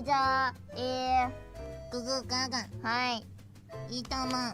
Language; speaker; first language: Japanese; non-native, learner; Indonesian